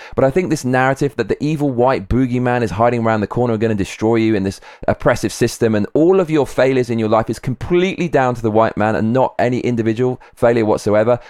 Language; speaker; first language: English; native; English